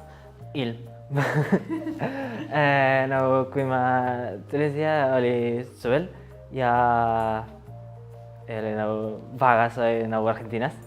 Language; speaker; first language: Estonian; non-native, learner; Spanish